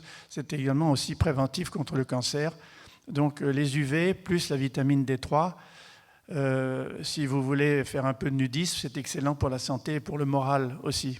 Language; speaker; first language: French; native; French